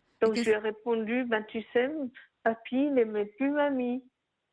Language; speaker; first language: French; native; French